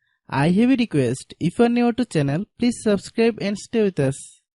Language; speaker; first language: English; non-native, fluent; Bangla